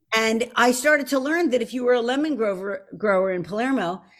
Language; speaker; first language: English; native; English